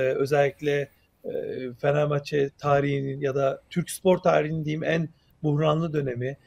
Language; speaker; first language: Turkish; native; Turkish